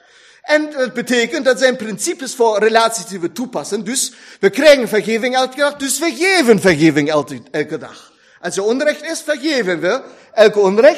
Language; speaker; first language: Dutch; non-native, fluent; German